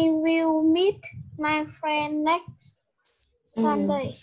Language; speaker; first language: English; non-native, learner; Vietnamese